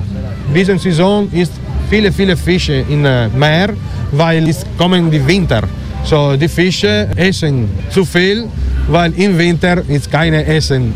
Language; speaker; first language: German; non-native, learner; Italian